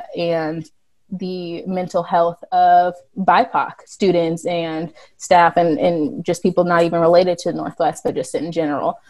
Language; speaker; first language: English; native; English